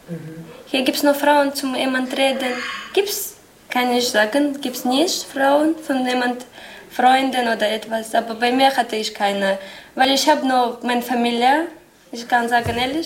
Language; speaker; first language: German; non-native, learner; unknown